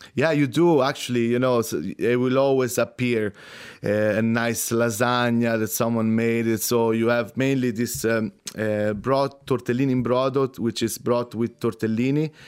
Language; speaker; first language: English; non-native, fluent; Italian